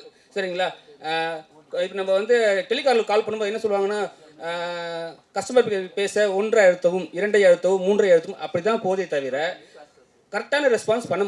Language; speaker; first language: Tamil; native; Tamil